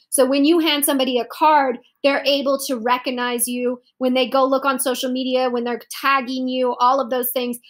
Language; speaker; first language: English; native; English